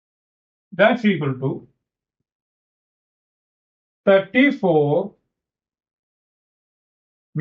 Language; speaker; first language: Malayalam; native; Malayalam